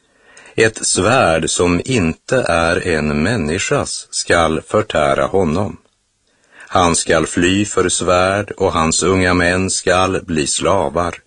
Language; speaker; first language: Swedish; native; Swedish